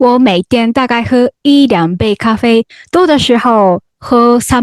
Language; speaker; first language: Chinese; non-native, learner; Japanese